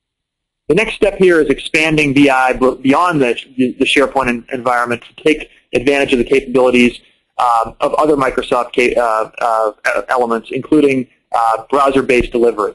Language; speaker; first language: English; native; English